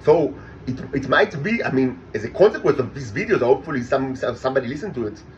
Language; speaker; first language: English; non-native, fluent; Hebrew